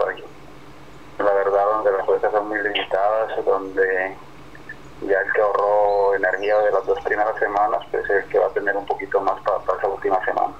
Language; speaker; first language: Spanish; native; Spanish